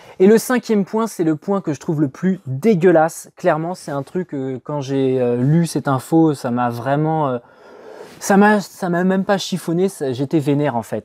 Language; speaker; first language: French; native; French